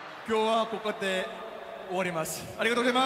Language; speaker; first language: Japanese; non-native, learner; Korean